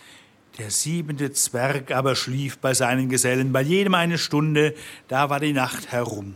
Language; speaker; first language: German; native; German